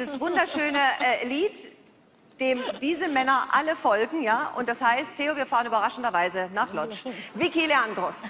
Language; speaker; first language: German; native; German